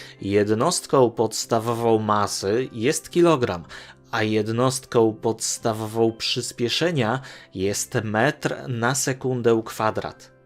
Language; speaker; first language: Polish; native; Polish